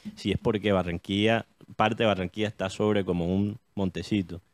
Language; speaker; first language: Spanish; early bilingual, heritage; Spanish